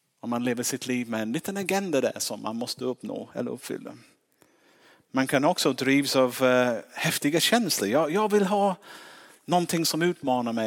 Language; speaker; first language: Swedish; non-native, fluent; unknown